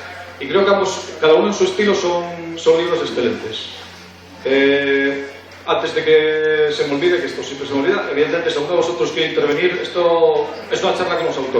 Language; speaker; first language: Spanish; native; Spanish